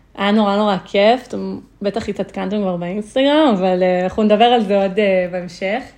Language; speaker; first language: Hebrew; early bilingual, other home language; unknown